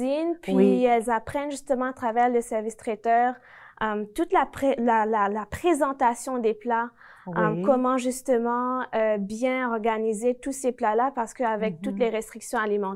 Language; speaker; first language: French; native; French